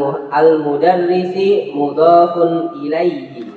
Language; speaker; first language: Arabic; non-native, learner; Indonesian